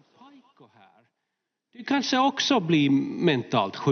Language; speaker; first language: Swedish; non-native, fluent; Finnish